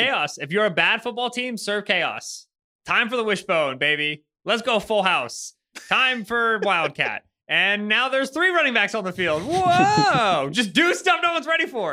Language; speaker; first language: English; native; English